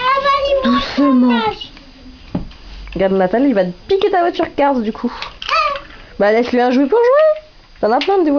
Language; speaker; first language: French; native; French